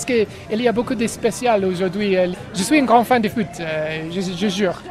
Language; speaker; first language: French; non-native, learner; English